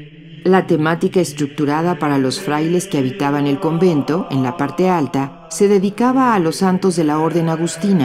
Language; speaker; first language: Spanish; native; Spanish